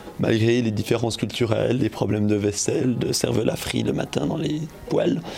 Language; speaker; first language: French; native; French